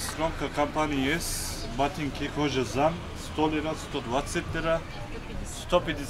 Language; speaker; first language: Russian; non-native, learner; Turkish